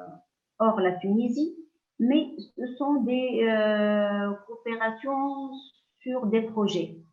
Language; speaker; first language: French; non-native, local second language; Arabic